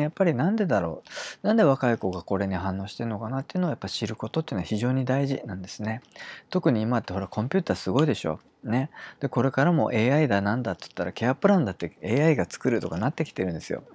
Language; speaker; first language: Japanese; native; Japanese